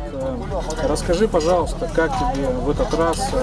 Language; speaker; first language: Russian; native; Russian